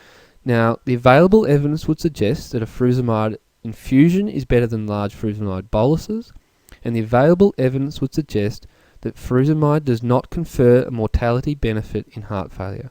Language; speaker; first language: English; native; English